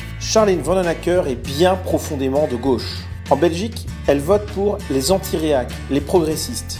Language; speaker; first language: French; native; French